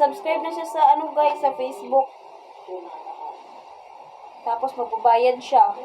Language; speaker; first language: Filipino; non-native, local second language; Cebuano